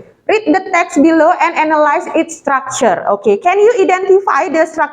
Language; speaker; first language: English; non-native, fluent; Indonesian